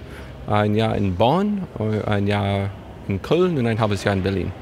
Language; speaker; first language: German; non-native, fluent; English